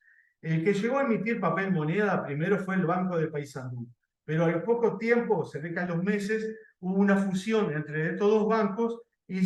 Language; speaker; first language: Spanish; native; Spanish